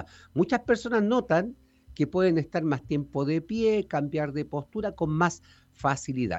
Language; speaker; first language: Spanish; native; Spanish